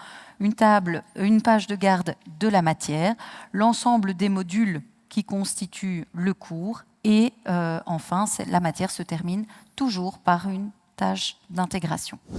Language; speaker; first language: French; native; French